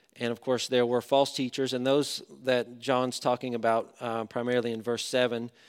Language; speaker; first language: English; native; English